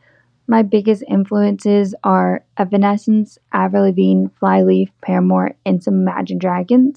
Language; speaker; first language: English; native; English